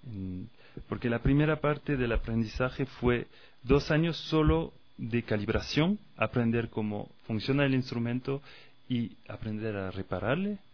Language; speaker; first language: Spanish; non-native, fluent; French